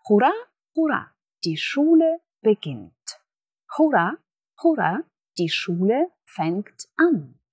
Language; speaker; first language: German; non-native, fluent; Russian